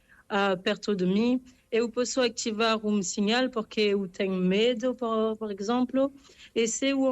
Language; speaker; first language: Portuguese; non-native, fluent; French